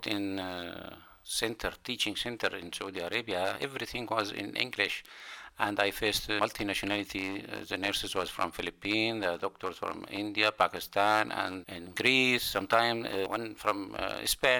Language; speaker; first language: English; non-native, learner; Arabic